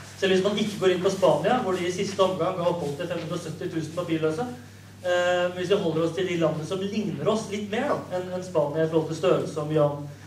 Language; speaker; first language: Norwegian; native; Norwegian